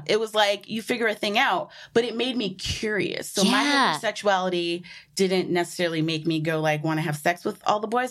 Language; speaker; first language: English; native; English